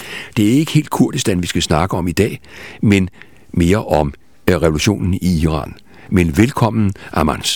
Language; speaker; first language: Danish; native; Danish